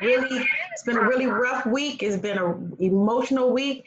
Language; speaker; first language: English; native; English